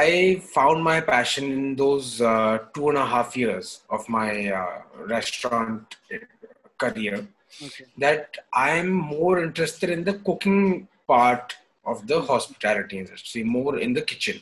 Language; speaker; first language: English; non-native, local second language; Hindi